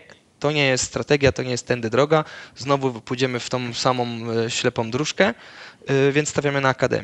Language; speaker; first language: Polish; early bilingual, other home language; Dutch